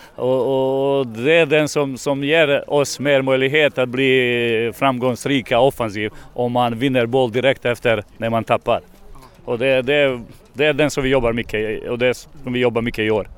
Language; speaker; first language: Swedish; non-native, fluent; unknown